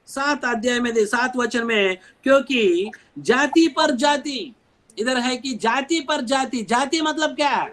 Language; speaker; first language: Hindi; non-native, local second language; Telugu